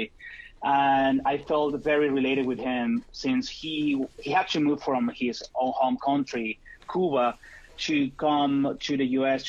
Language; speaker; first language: English; non-native, fluent; Spanish